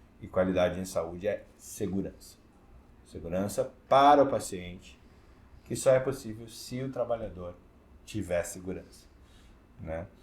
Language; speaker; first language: Portuguese; native; Portuguese